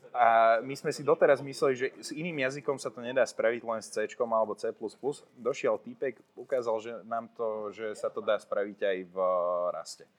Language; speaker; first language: Slovak; non-native, local second language; Hungarian